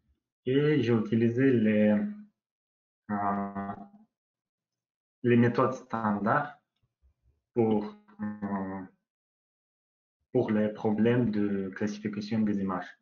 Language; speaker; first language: French; non-native, learner; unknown